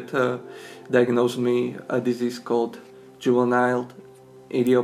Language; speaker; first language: English; non-native, fluent; Slovak